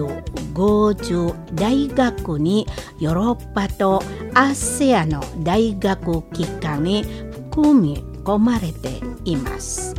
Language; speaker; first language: Japanese; non-native, learner; Indonesian